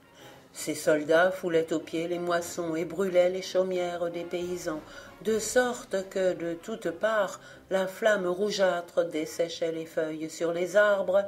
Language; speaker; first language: French; native; French